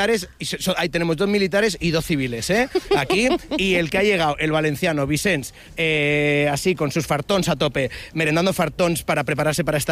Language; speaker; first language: Spanish; native; Spanish